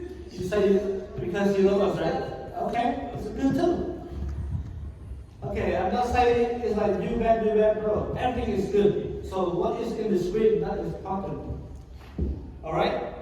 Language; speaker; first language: English; non-native, learner; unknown